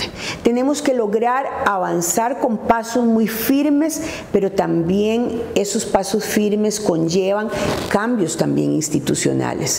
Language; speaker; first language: Spanish; native; Spanish